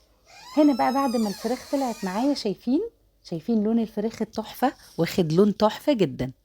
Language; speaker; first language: Arabic; native; Arabic